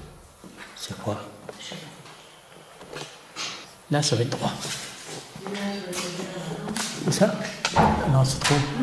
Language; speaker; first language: French; native; French